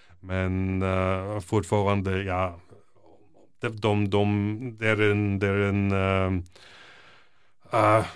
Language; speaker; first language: Norwegian; non-native, fluent; German